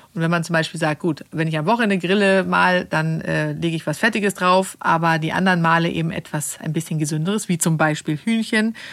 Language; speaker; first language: German; non-native, fluent; Swedish